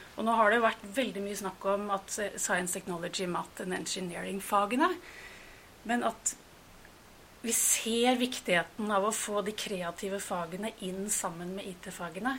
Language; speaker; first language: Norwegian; native; Norwegian